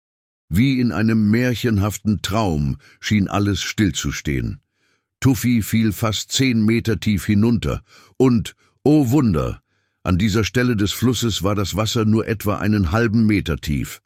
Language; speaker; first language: German; native; German